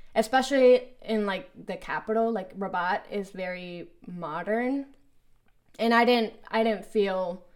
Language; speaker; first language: English; early bilingual, other home language; Spanish